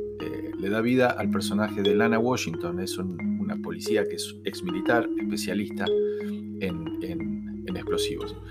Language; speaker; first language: Spanish; native; Spanish